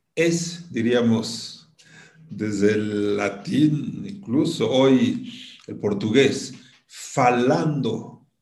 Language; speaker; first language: Spanish; non-native, fluent; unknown